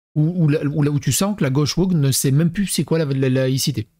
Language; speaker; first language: French; native; French